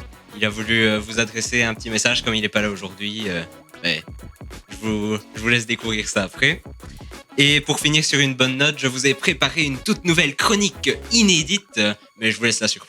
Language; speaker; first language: French; native; French